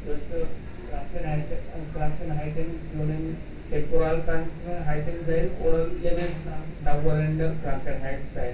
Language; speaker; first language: German; non-native, learner; Hindi